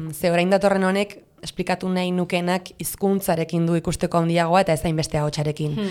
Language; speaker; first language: Basque; non-native, local second language; Spanish